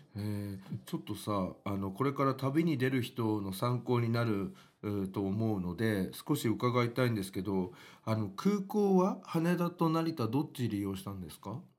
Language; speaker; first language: Japanese; native; Japanese